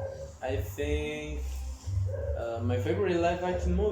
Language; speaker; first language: English; non-native, learner; Spanish